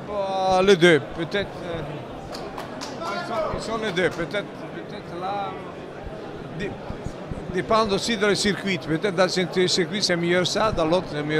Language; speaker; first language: French; non-native, fluent; Italian